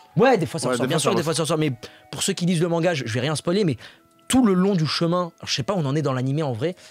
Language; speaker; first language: French; native; French